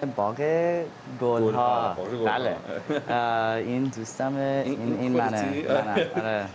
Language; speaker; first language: Persian; non-native, learner; English